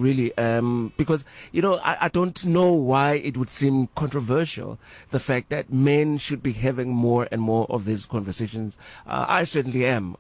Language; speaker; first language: English; non-native, local second language; Zulu